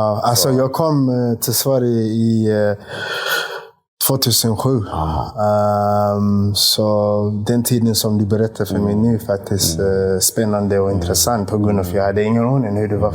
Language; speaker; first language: Swedish; non-native, fluent; English